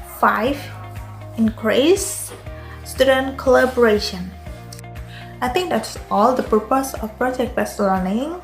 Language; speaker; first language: English; non-native, learner; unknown